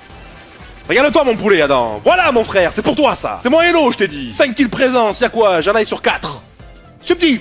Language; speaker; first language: French; native; French